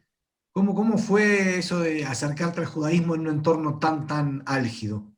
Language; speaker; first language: Spanish; native; Spanish